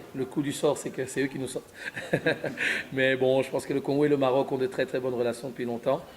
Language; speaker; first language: French; native; French